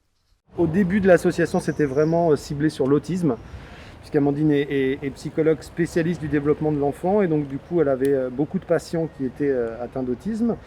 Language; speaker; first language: French; native; French